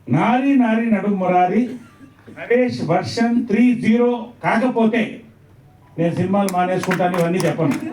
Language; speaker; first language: Telugu; native; Telugu